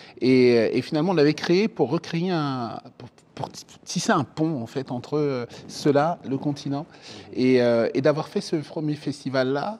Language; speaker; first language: French; early bilingual, other home language; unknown